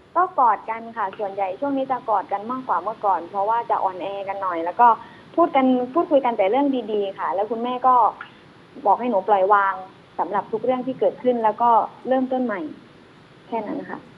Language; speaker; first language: Thai; native; Thai